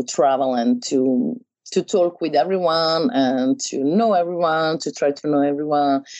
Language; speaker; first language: English; non-native, learner; Italian